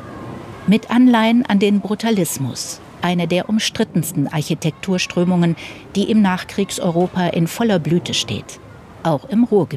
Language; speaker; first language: German; native; German